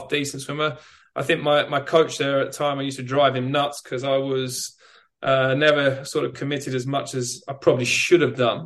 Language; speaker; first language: English; native; English